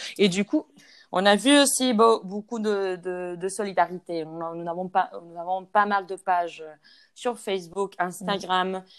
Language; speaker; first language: French; non-native, fluent; Spanish